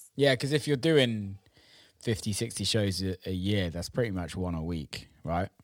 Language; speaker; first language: English; native; English